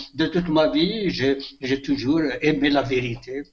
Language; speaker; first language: French; non-native, local second language; Kabyle